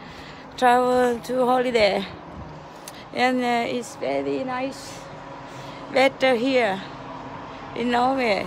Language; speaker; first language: English; non-native, learner; Thai